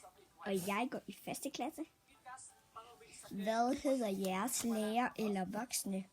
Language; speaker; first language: Danish; early bilingual, other home language; Vietnamese